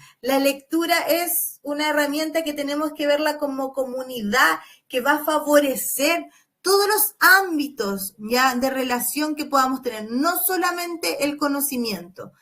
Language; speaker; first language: Spanish; native; Spanish